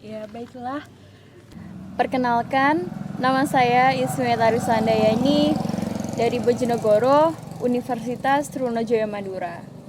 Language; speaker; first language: Indonesian; non-native, local second language; Javanese